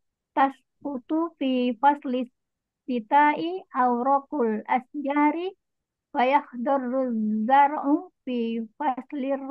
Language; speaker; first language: Arabic; non-native, learner; Indonesian